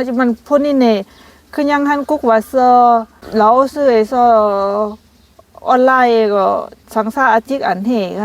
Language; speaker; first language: Korean; non-native, learner; Lao